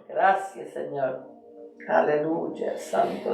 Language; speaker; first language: Spanish; native; Spanish